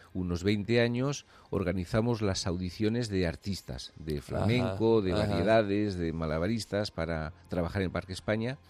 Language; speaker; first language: Spanish; native; Spanish